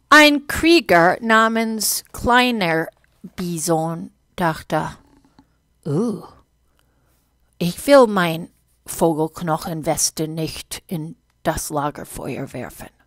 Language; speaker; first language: German; non-native, fluent; English